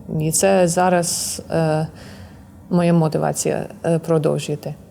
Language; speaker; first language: Ukrainian; non-native, learner; English